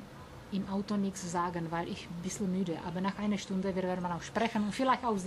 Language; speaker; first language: German; non-native, learner; Czech